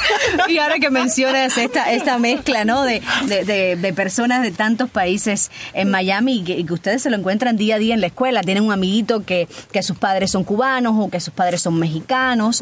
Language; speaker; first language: Spanish; native; Spanish